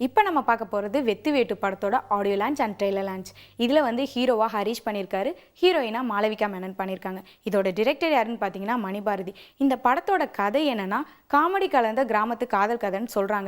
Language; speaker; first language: Tamil; native; Tamil